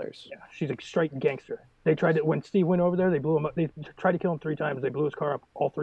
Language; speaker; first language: English; native; English